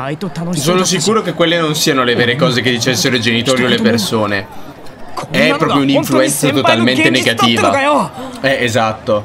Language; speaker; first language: Italian; native; Italian